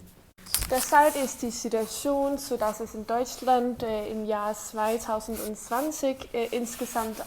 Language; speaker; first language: German; non-native, learner; Danish